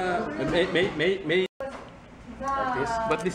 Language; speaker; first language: English; non-native, learner; Korean